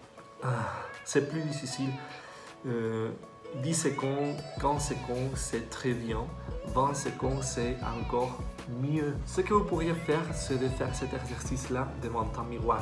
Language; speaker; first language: French; non-native, fluent; Spanish